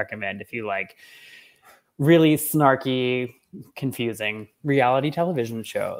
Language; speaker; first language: English; native; English